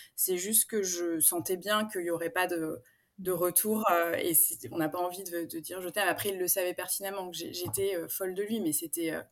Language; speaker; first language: French; native; French